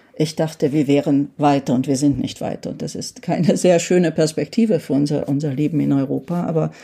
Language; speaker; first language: German; early bilingual, heritage; Hungarian